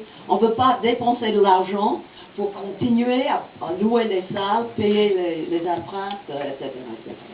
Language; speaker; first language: French; non-native, fluent; English